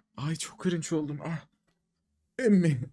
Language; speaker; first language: Turkish; native; Turkish